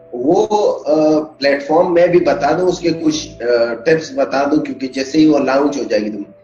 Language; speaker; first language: Urdu; non-native, local second language; Pashto